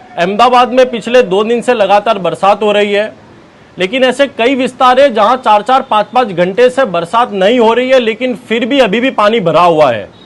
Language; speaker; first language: Hindi; non-native, local second language; Gujarati